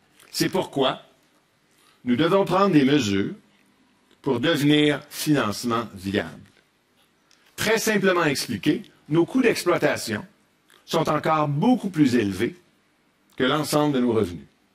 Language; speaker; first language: French; native; French